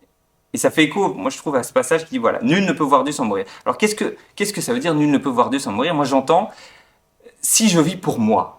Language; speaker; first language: French; native; French